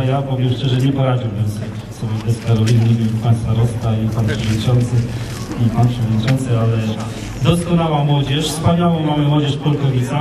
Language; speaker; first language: Polish; native; Polish